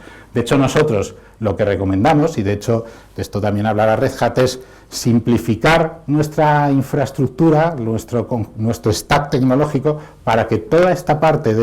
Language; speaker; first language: Spanish; native; Spanish